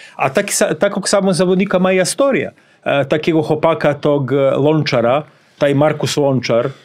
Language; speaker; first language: Polish; non-native, learner; Serbian